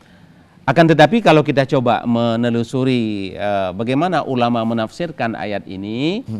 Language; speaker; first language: Indonesian; native; Indonesian